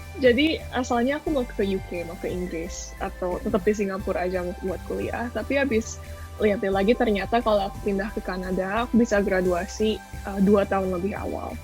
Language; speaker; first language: Indonesian; native; Indonesian